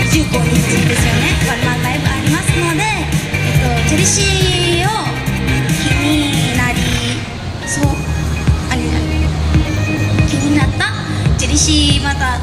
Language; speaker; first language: Japanese; non-native, fluent; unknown